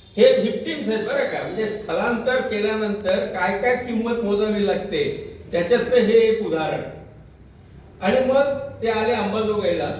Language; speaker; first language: Marathi; non-native, local second language; Urdu